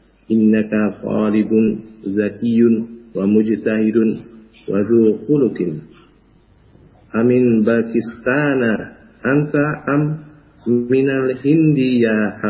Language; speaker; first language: Arabic; non-native, learner; Indonesian